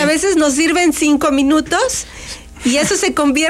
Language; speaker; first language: Spanish; native; Spanish